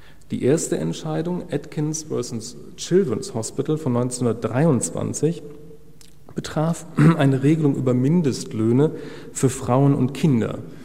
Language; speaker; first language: German; native; German